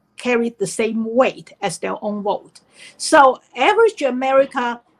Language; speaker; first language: English; non-native, fluent; Chinese